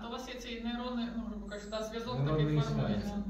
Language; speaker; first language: Ukrainian; native; Ukrainian